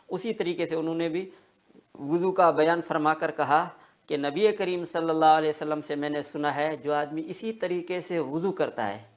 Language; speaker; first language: Urdu; native; Urdu